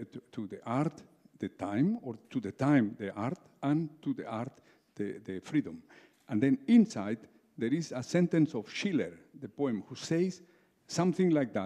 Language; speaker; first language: English; non-native, fluent; Spanish